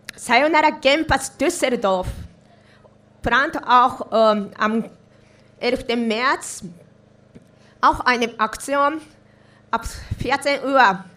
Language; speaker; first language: German; non-native, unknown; Japanese